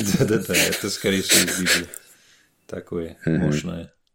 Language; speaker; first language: Russian; non-native, fluent; English